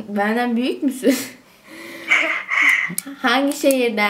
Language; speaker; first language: Turkish; native; Turkish